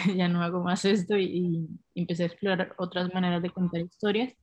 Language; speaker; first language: Spanish; native; Spanish